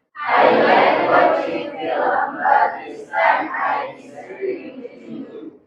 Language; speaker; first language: English; non-native, fluent; Indonesian